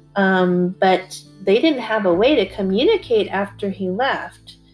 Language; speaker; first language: English; early bilingual, other home language; Korean